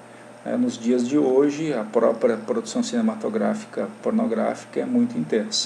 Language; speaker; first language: Portuguese; native; Portuguese